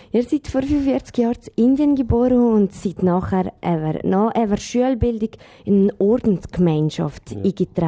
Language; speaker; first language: German; native; German